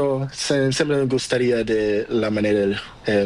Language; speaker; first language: Spanish; non-native, learner; Portuguese